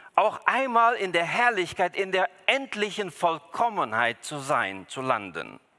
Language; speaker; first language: German; early bilingual, other home language; Russian